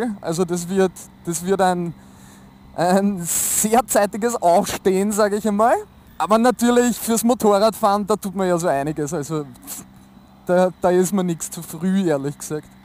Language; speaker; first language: German; native; German